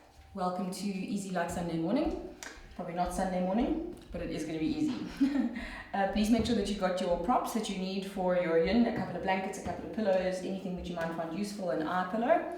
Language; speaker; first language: English; native; English